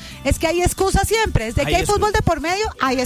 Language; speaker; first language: Spanish; native; Spanish